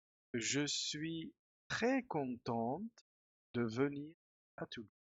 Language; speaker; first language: French; non-native, fluent; Spanish